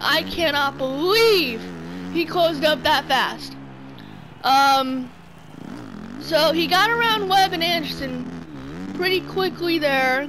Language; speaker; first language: English; native; English